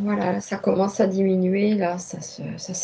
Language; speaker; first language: French; native; French